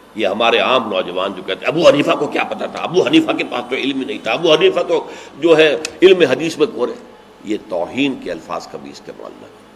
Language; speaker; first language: Urdu; native; Urdu